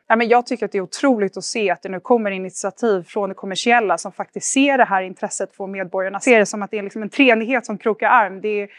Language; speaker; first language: Swedish; native; Swedish